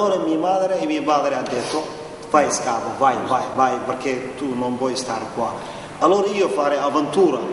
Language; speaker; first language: Italian; non-native, learner; Somali